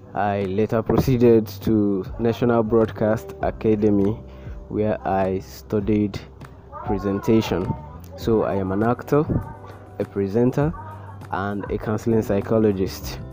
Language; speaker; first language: English; non-native, local second language; Igbo